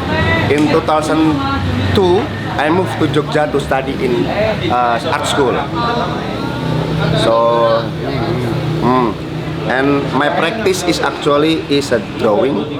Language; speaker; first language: English; non-native, learner; Indonesian